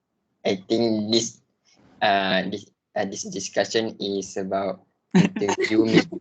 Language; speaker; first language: English; non-native, local second language; Malay